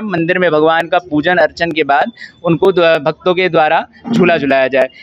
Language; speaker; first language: Hindi; native; Hindi